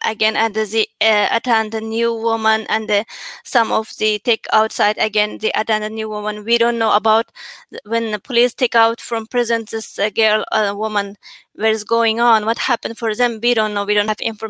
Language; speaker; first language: English; non-native, learner; Chinese